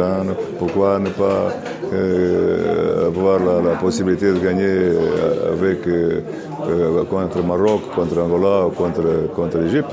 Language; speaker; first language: French; non-native, learner; Catalan